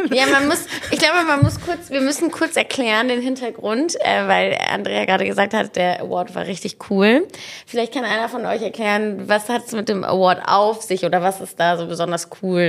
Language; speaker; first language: German; native; German